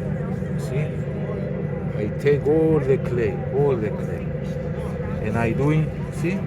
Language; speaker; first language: English; non-native, learner; Greek